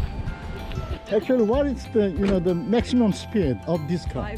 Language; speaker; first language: English; non-native, local second language; Korean